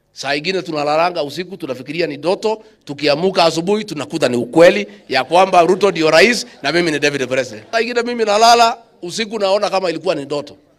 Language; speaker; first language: Swahili; non-native, local second language; Kikuyu